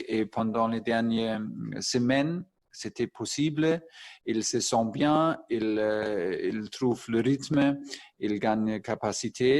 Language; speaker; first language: French; non-native, fluent; German